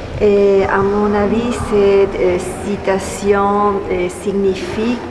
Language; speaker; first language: French; non-native, learner; Spanish